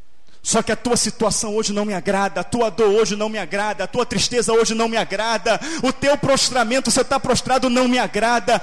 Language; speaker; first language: Portuguese; native; Portuguese